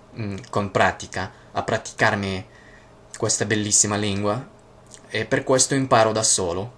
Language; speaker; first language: Italian; non-native, fluent; Russian